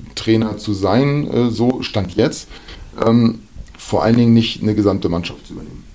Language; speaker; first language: German; native; German